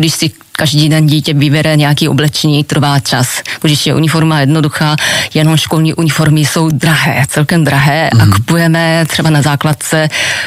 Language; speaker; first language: Czech; non-native, fluent; Japanese